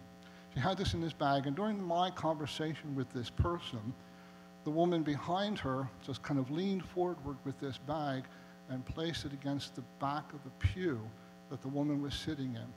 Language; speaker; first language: English; native; English